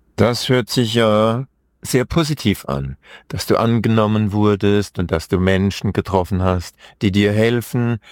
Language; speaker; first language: German; native; German